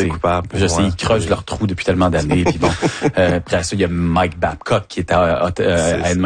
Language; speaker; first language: French; native; French